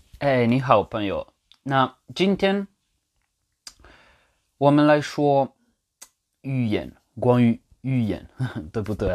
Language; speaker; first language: Chinese; non-native, learner; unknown